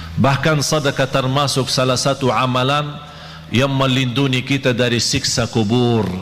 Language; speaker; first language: Malay; non-native, fluent; Arabic